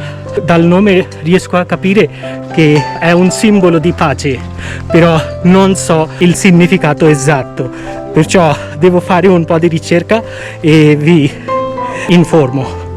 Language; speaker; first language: Italian; non-native, fluent; Bangla